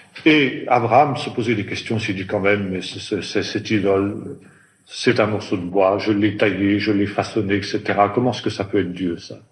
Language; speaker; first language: French; native; French